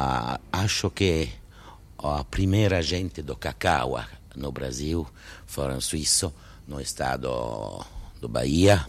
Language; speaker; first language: Portuguese; non-native, fluent; French